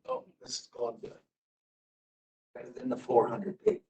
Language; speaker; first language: English; native; English